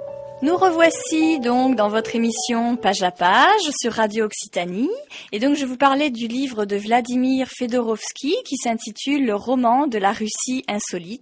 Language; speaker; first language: French; native; French